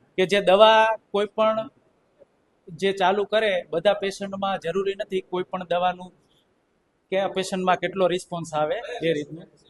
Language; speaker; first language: Gujarati; native; Gujarati